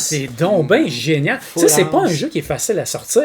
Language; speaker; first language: French; native; French